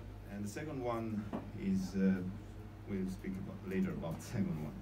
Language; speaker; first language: English; non-native, fluent; Italian